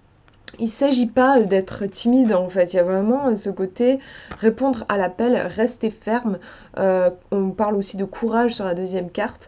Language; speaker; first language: French; native; French